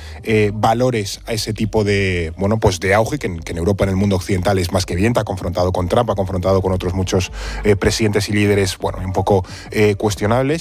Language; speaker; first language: Spanish; native; Spanish